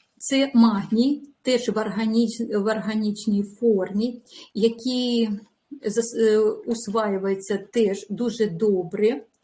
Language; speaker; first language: Ukrainian; non-native, local second language; Russian